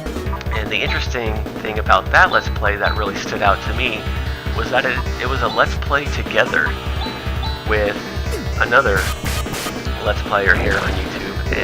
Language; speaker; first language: English; native; English